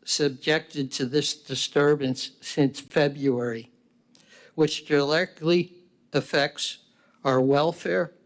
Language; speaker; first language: English; native; English